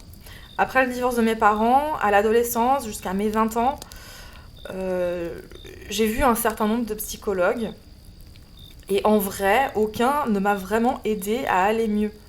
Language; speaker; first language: French; native; French